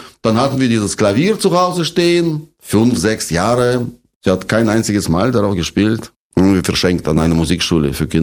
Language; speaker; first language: German; non-native, fluent; Russian